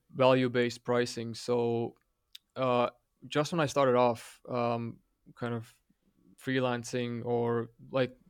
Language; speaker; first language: English; non-native, fluent; Latvian